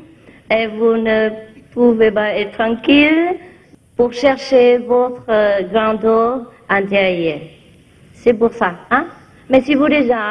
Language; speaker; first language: French; non-native, fluent; Vietnamese